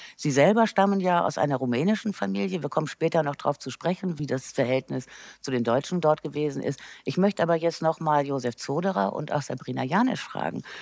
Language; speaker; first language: German; native; German